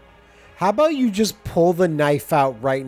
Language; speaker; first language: English; native; English